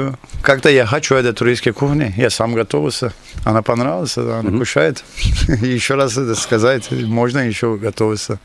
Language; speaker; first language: Russian; non-native, learner; Turkish